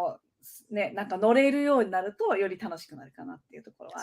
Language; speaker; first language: Japanese; native; Japanese